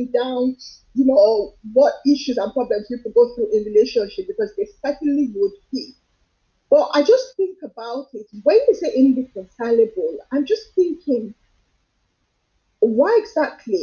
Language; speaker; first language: English; non-native, local second language; Yoruba